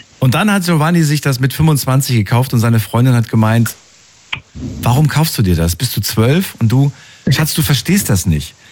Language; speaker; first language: German; native; German